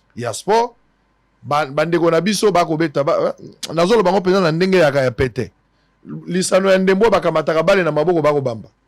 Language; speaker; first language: Lingala; native; Lingala